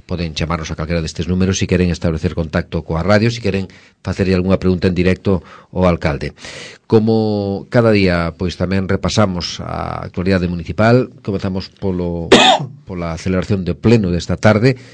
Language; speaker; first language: Galician; non-native, local second language; Spanish